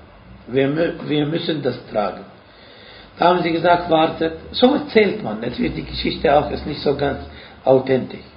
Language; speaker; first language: German; non-native, fluent; Arabic